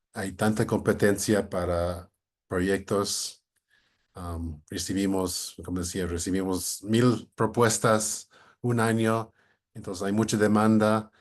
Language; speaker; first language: Spanish; non-native, fluent; English